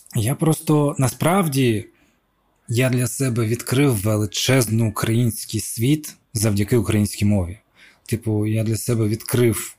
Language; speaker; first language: Ukrainian; non-native, local second language; Russian